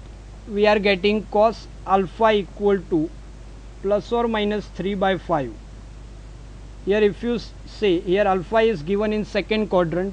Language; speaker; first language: English; non-native, local second language; Gujarati